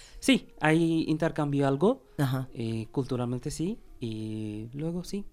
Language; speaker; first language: Spanish; non-native, learner; Bangla